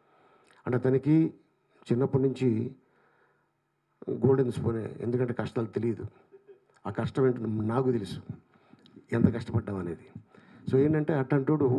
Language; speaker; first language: Telugu; native; Telugu